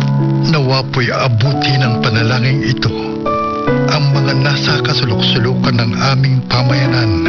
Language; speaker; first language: Filipino; native; Filipino